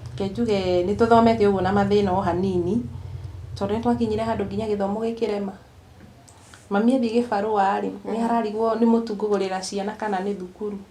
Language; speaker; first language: Kikuyu; non-native, local second language; Embu